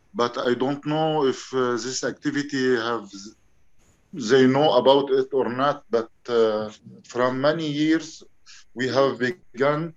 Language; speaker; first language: English; non-native, learner; Arabic